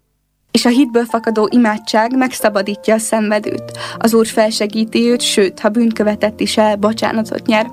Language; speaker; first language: Hungarian; native; Hungarian